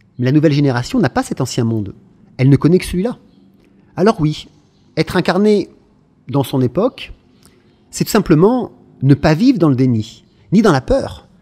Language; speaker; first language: French; native; French